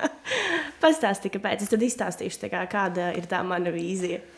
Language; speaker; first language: Latvian; non-native, local second language; Russian